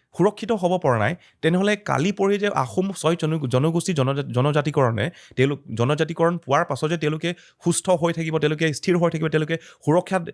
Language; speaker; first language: Assamese; non-native, local second language; Karbi